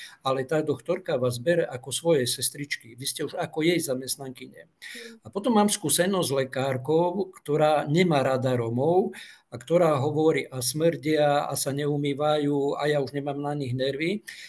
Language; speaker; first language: Slovak; non-native, local second language; Rusyn